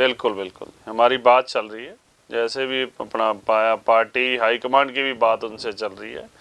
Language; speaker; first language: Hindi; non-native, local second language; Punjabi